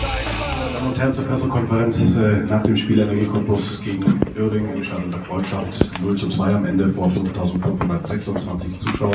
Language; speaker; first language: German; native; German